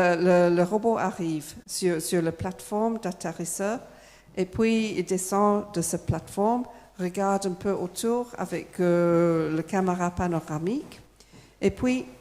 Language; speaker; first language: French; non-native, fluent; English